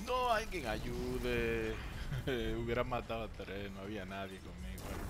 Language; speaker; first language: Spanish; native; Spanish